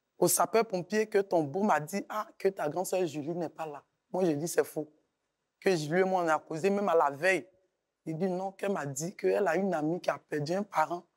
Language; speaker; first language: French; native; French